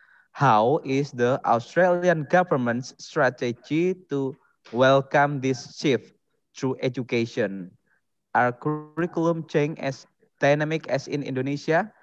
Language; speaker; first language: English; non-native, fluent; Indonesian